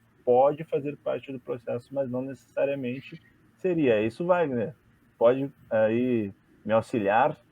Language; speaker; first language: Portuguese; native; Portuguese